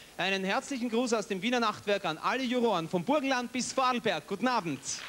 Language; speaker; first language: German; native; German